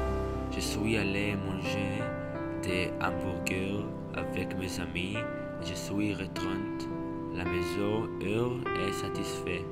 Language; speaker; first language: French; non-native, learner; English